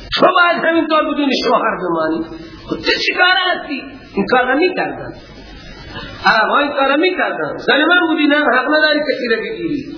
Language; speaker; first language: Persian; native; Persian